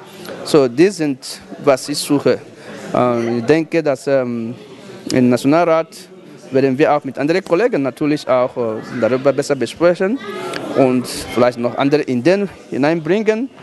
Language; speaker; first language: German; non-native, fluent; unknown